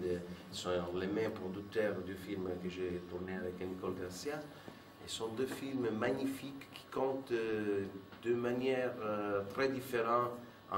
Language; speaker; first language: French; non-native, fluent; Italian